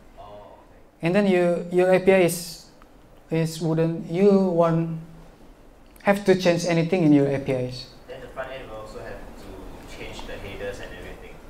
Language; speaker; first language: English; non-native, fluent; Indonesian